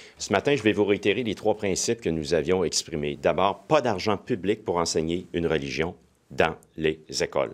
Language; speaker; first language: French; native; French